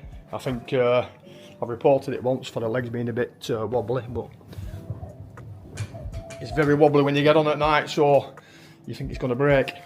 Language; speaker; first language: English; native; English